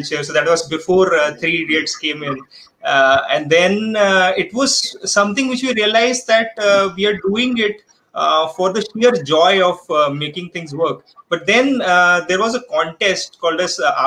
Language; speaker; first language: English; non-native, local second language; Marathi